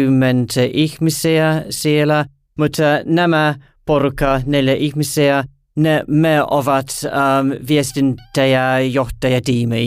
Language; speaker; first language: Finnish; non-native, learner; English